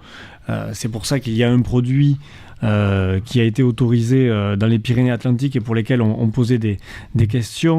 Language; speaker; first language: French; native; French